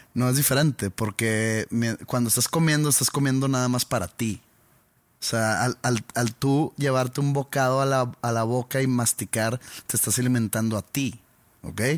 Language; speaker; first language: Spanish; native; Spanish